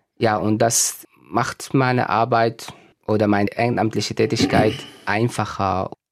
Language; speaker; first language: German; non-native, fluent; Arabic